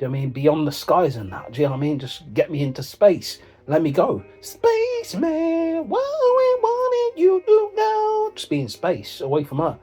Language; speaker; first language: English; native; English